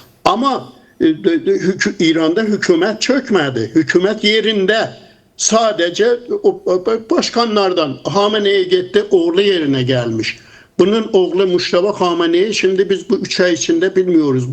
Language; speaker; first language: Turkish; non-native, fluent; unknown